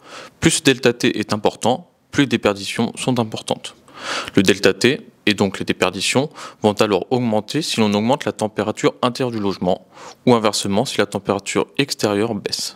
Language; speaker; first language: French; native; French